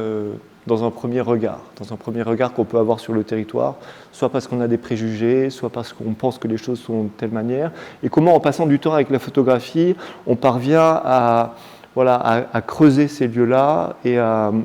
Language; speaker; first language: French; native; French